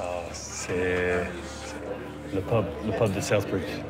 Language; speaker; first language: French; non-native, learner; English